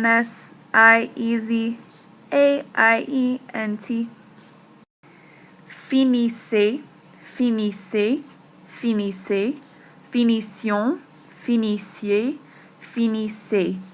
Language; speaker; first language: French; non-native, fluent; English